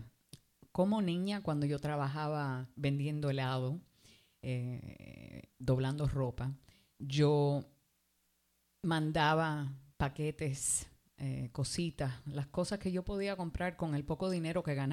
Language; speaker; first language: English; early bilingual, other home language; Spanish